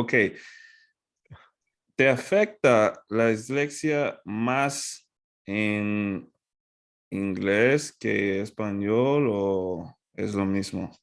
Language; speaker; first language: Spanish; non-native, fluent; English